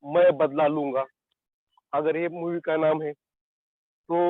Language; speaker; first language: Hindi; non-native, local second language; Marathi